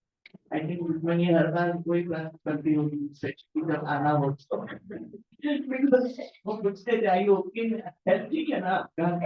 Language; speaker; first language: Hindi; non-native, local second language; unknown